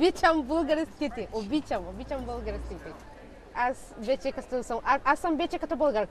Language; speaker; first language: Bulgarian; non-native, learner; Hausa